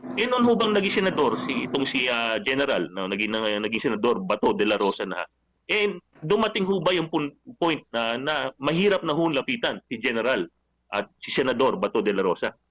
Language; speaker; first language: Filipino; native; Filipino